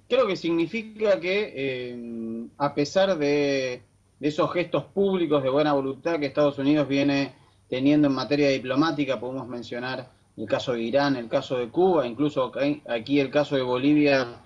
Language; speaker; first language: Spanish; native; Spanish